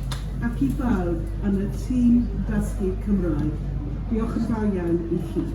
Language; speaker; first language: Welsh; non-native, learner; English